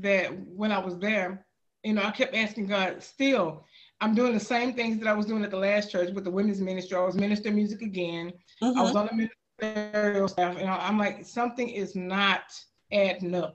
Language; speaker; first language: English; native; English